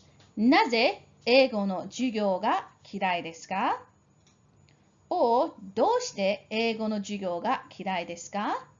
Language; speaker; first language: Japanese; non-native, fluent; English